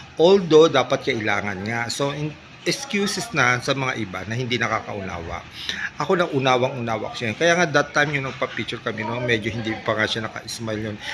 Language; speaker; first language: Filipino; non-native, local second language; Waray